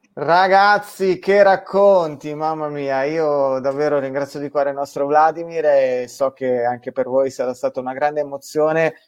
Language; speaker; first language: Italian; non-native, fluent; Ukrainian